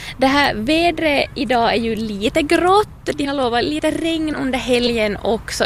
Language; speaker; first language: Swedish; native; Swedish